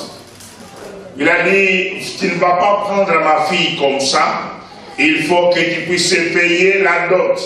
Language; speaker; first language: French; non-native, local second language; Lingala